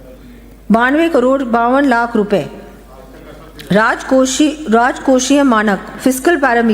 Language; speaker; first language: Hindi; native; Hindi